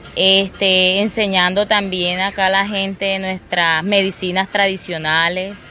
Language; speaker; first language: Spanish; non-native, local second language; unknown